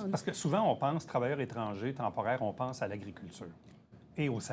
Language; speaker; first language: French; native; French